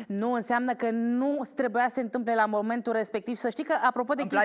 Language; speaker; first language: Romanian; native; Romanian